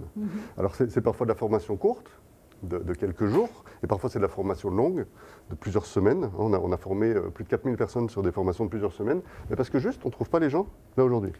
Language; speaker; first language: French; native; French